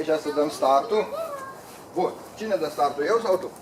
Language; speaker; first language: Romanian; native; Romanian